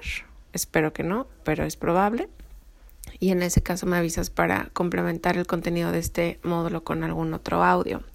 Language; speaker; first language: Spanish; native; Spanish